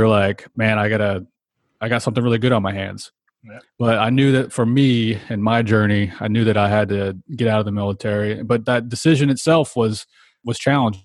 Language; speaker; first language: English; native; English